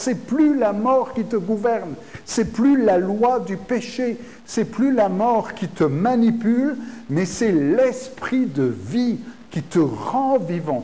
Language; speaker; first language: French; native; French